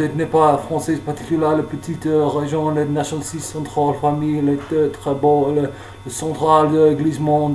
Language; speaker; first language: French; non-native, learner; English